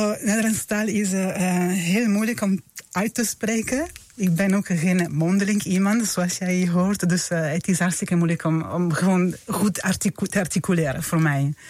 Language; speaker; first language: Dutch; non-native, fluent; Italian